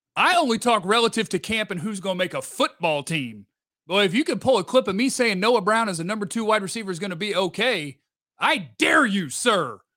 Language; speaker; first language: English; native; English